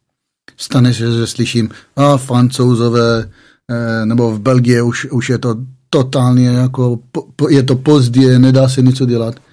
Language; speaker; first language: Czech; non-native, fluent; Hebrew